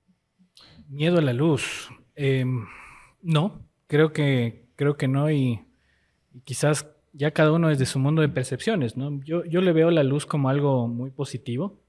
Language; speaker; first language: Spanish; native; Spanish